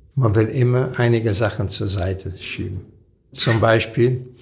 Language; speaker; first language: German; early bilingual, other home language; Portuguese